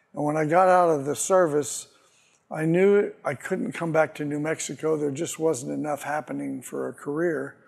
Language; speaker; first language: English; native; English